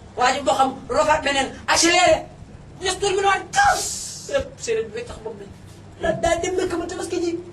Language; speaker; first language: Wolof; non-native, local second language; Fula